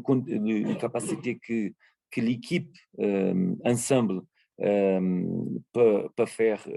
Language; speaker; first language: French; non-native, learner; Portuguese